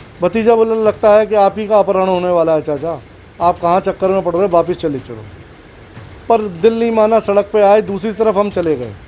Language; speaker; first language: Hindi; native; Hindi